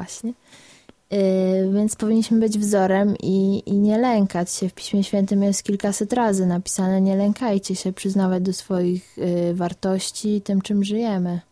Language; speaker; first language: Polish; native; Polish